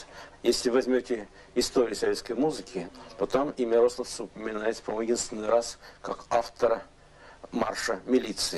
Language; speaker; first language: Russian; native; Russian